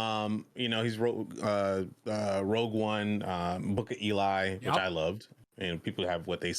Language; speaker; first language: English; native; English